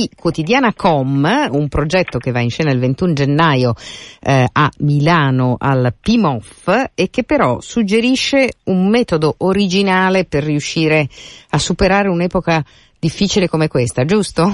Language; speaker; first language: Italian; native; Italian